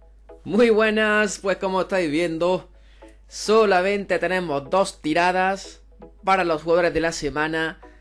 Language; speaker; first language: Spanish; native; Spanish